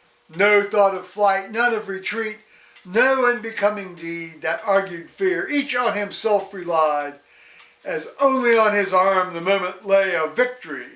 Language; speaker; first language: English; native; English